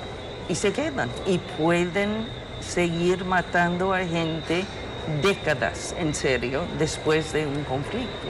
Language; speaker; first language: Spanish; non-native, fluent; English